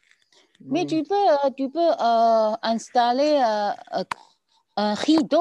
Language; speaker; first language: French; non-native, learner; Chinese